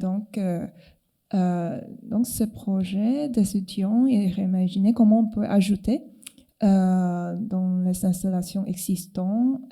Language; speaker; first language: French; non-native, fluent; Cantonese